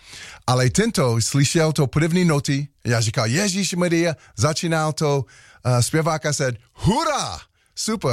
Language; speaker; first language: Czech; non-native, learner; English